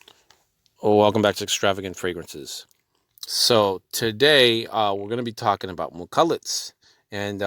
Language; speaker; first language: English; native; English